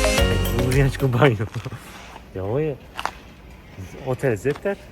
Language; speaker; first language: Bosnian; non-native, learner; Turkish